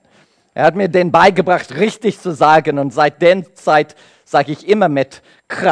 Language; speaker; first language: German; non-native, learner; English